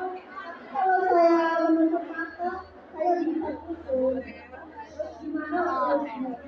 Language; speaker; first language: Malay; non-native, local second language; Javanese